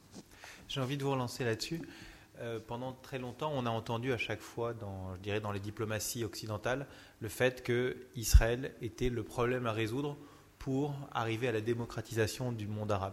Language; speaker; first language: French; native; French